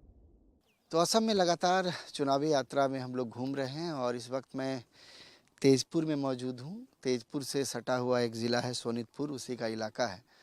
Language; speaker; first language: Hindi; native; Hindi